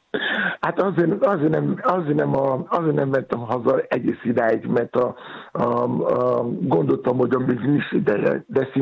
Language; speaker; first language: Hungarian; non-native, learner; Yoruba